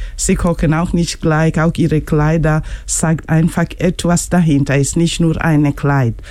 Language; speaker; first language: German; non-native, learner; Luo (Kenya and Tanzania)